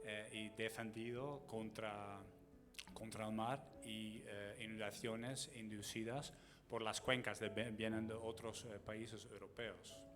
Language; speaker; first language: Spanish; non-native, fluent; Dutch